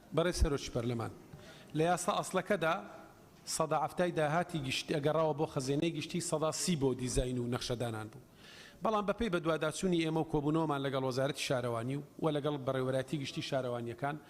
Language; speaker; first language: Central Kurdish; native; Central Kurdish